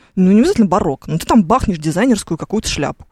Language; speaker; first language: Russian; native; Russian